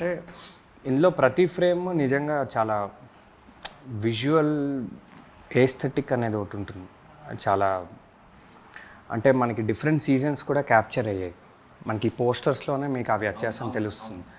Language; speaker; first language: Telugu; native; Telugu